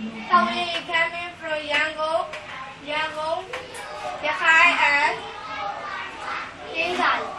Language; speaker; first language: English; non-native, learner; Burmese